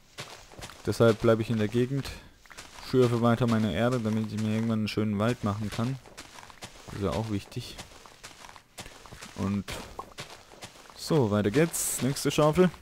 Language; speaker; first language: German; native; German